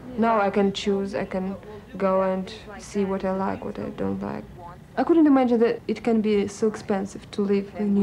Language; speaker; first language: English; non-native, learner; Russian